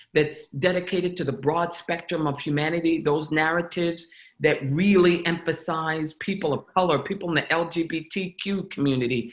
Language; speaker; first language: English; native; English